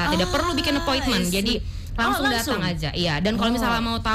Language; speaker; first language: Indonesian; native; Indonesian